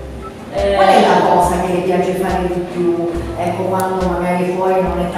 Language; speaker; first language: Italian; native; Italian